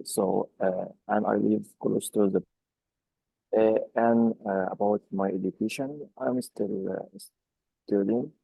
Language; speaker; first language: English; non-native, fluent; Arabic